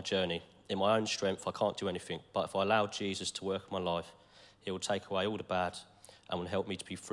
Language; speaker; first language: English; native; English